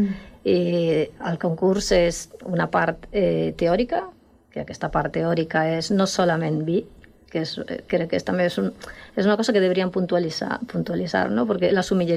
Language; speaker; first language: Catalan; non-native, local second language; Spanish